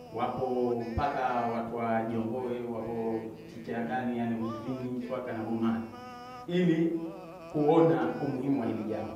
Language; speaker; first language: Swahili; native; Swahili